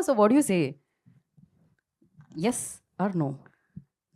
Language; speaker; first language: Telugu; native; Telugu